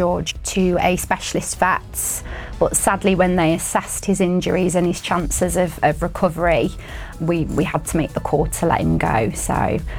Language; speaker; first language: English; native; English